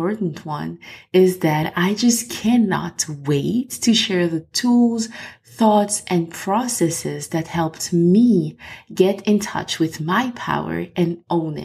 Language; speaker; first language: English; non-native, fluent; French